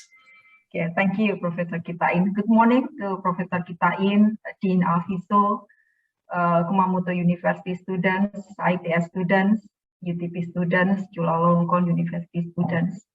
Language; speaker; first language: English; non-native, fluent; Indonesian